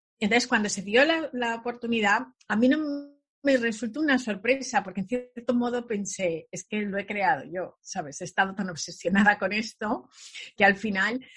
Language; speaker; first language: Spanish; early bilingual, other home language; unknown